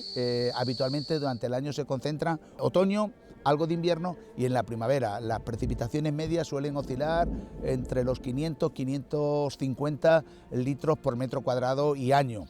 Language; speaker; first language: Spanish; native; Spanish